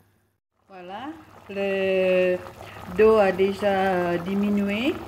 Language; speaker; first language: French; non-native, fluent; Indonesian